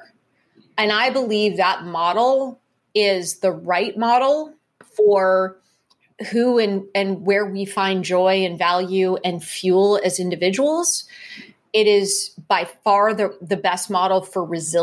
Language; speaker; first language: English; native; English